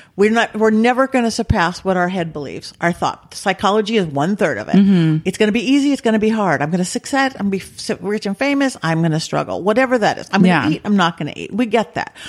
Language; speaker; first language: English; native; English